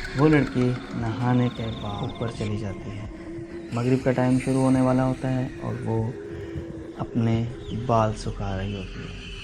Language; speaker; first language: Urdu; non-native, local second language; Punjabi